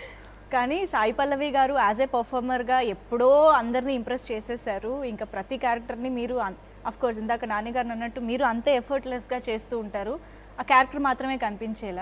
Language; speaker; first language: Telugu; native; Telugu